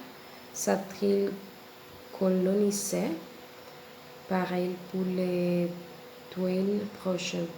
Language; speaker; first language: French; non-native, learner; Spanish